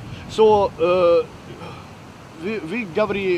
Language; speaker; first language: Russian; non-native, learner; English